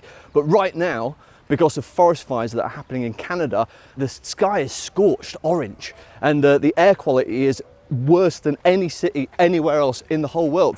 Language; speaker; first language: English; native; English